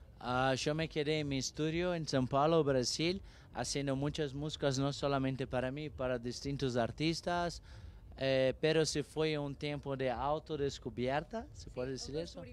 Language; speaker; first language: Spanish; non-native, learner; Portuguese